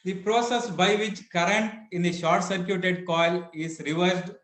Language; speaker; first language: English; non-native, local second language; Kannada